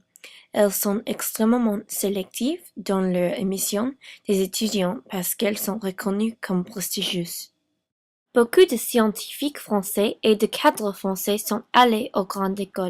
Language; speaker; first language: French; non-native, learner; English